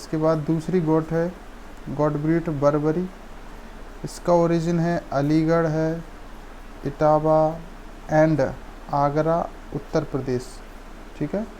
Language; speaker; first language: Hindi; native; Hindi